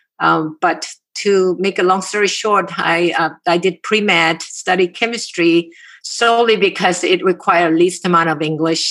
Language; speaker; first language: English; non-native, fluent; Korean